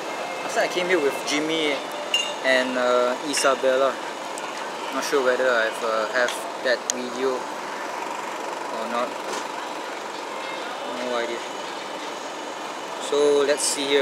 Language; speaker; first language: English; non-native, local second language; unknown